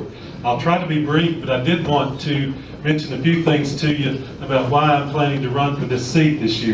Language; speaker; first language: English; native; English